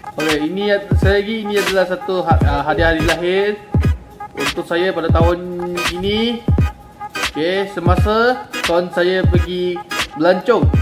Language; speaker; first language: Malay; non-native, local second language; Chinese